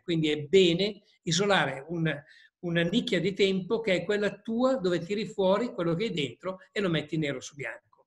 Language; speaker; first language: Italian; native; Italian